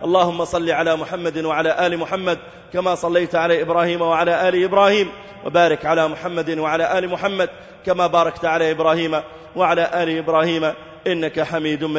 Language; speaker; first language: Arabic; native; Arabic